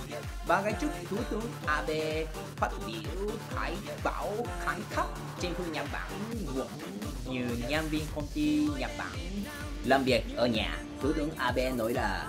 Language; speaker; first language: Vietnamese; non-native, learner; Japanese